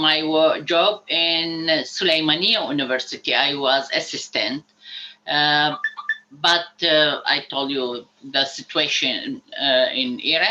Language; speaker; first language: English; non-native, learner; Arabic